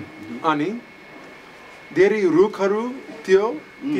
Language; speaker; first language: Nepali; non-native, learner; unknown